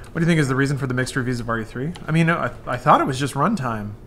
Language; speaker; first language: English; native; English